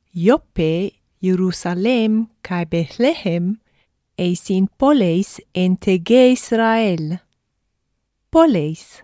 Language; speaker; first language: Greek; non-native, fluent; English